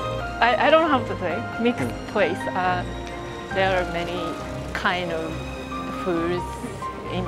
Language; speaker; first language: English; non-native, learner; Japanese